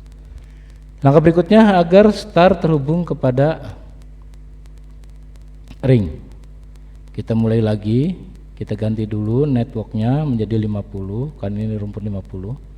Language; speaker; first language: Indonesian; native; Indonesian